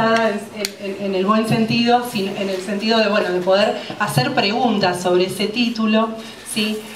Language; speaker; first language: Spanish; native; Spanish